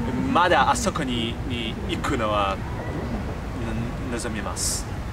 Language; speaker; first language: Japanese; non-native, fluent; Portuguese